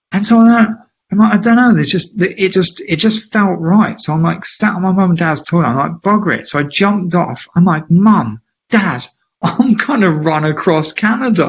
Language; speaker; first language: English; native; English